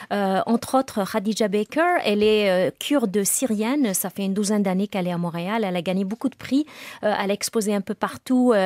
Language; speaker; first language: French; non-native, local second language; Arabic